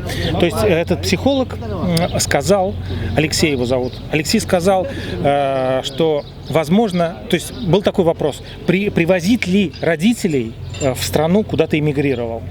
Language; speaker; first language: Russian; native; Russian